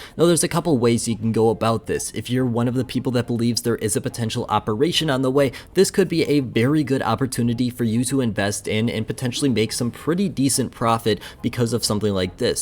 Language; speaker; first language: English; native; English